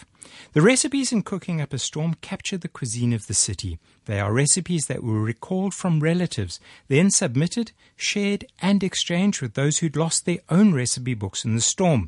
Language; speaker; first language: English; native; English